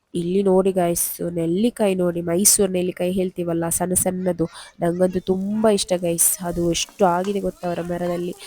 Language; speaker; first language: Kannada; non-native, local second language; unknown